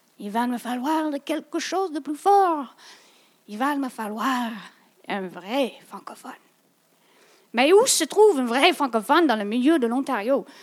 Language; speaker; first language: French; non-native, local second language; English